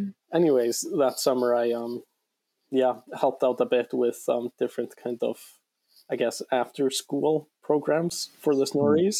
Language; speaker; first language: English; non-native, fluent; Icelandic